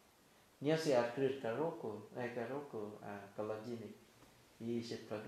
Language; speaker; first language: Russian; non-native, learner; Thai